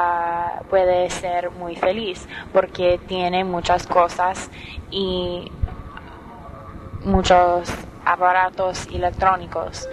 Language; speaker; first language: Spanish; non-native, learner; English